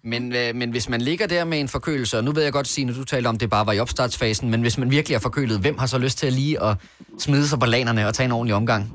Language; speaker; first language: Danish; native; Danish